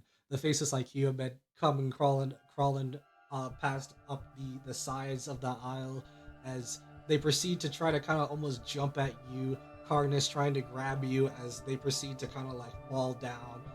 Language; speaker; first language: English; native; English